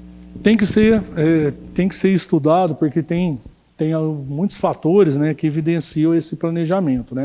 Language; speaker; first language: Portuguese; native; Portuguese